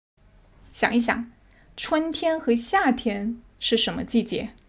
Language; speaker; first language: Chinese; native; Chinese